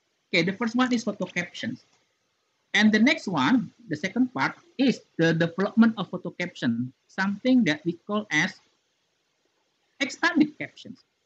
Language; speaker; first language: English; non-native, fluent; Indonesian